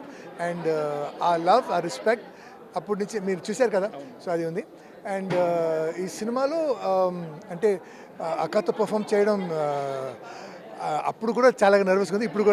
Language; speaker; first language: Telugu; non-native, fluent; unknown